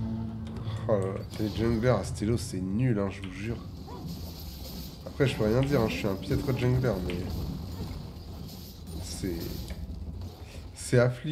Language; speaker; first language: French; native; French